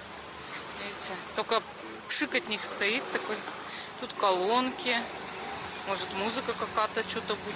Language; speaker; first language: Russian; native; Russian